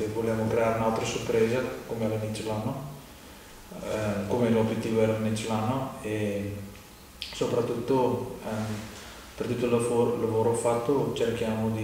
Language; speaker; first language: Italian; non-native, fluent; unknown